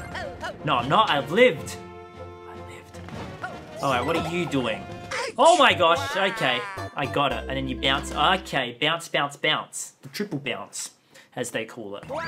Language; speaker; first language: English; native; English